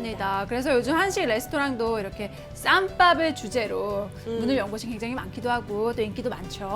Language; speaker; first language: Korean; native; Korean